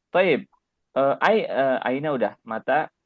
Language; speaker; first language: Arabic; non-native, fluent; Indonesian